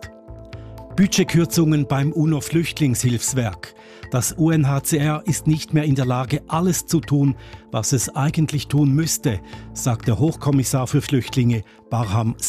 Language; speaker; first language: German; native; German